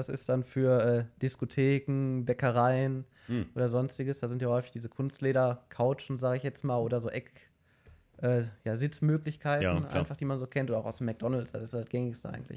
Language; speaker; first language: German; native; German